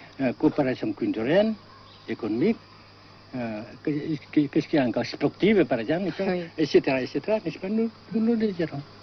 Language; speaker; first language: French; non-native, local second language; Vietnamese